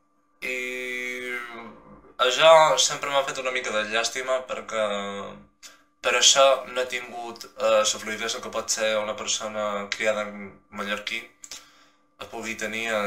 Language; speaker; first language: Catalan; non-native, local second language; Spanish